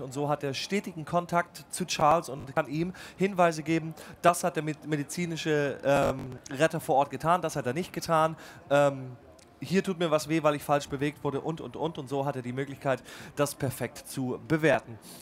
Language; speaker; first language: German; native; German